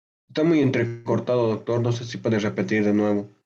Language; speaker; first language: Spanish; native; Spanish